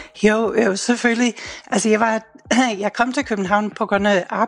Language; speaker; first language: Danish; non-native, fluent; English